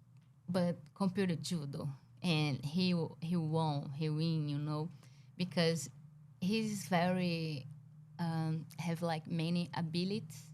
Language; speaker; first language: English; non-native, learner; Portuguese